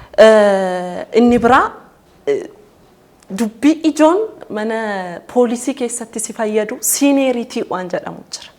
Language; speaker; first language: Oromo; native; Oromo